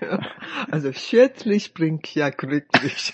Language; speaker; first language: German; non-native, fluent; Chinese